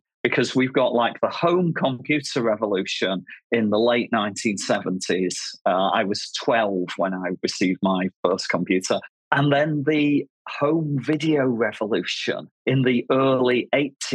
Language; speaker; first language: English; native; English